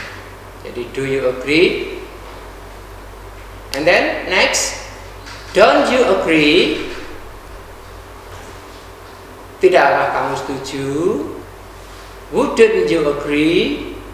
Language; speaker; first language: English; non-native, fluent; Indonesian